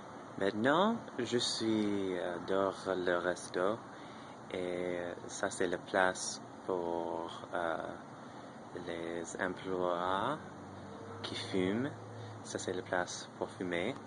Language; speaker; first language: French; non-native, learner; English